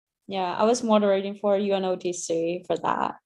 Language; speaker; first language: English; non-native, fluent; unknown